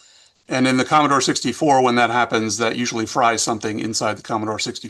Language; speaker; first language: English; native; English